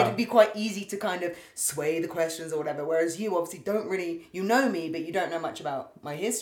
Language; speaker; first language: English; native; English